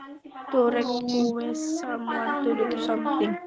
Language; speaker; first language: English; non-native, learner; Indonesian